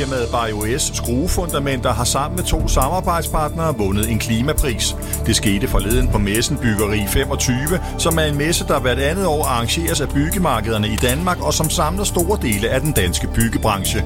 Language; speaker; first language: Danish; native; Danish